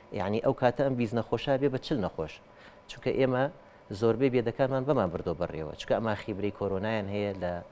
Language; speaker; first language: Central Kurdish; native; Central Kurdish